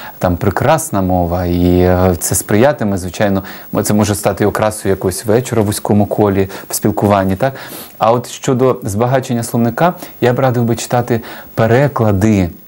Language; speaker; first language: Ukrainian; native; Ukrainian